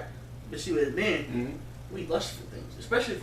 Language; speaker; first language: English; native; English